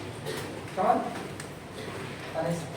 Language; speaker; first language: English; non-native, fluent; Indonesian